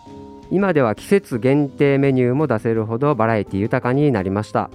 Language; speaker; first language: Japanese; native; Japanese